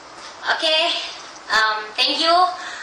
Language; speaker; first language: English; non-native, learner; Indonesian